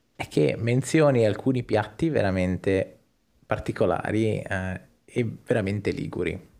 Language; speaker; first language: Italian; native; Italian